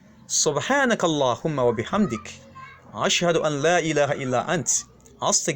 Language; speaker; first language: Arabic; non-native, fluent; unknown